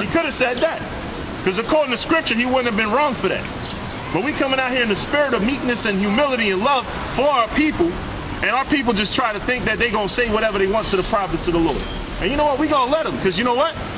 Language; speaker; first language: English; early bilingual, other home language; Spanish